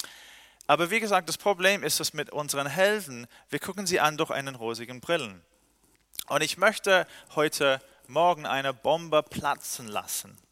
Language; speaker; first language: German; non-native, fluent; English